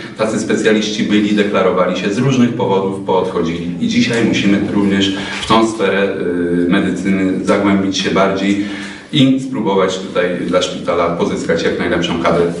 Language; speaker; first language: Polish; native; Polish